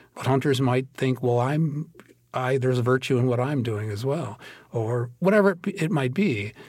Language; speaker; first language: English; native; English